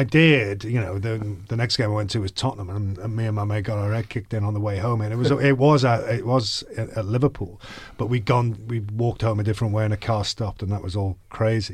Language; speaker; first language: English; native; English